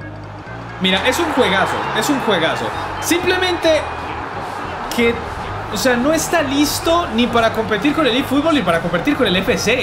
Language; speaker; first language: Spanish; native; Spanish